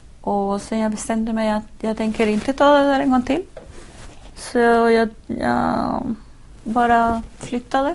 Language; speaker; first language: Swedish; non-native, fluent; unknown